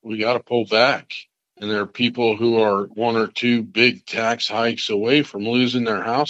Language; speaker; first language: English; native; English